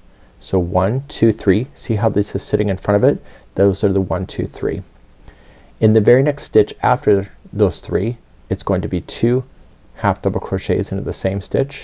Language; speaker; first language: English; native; English